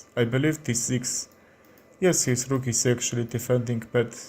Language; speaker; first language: English; non-native, learner; Armenian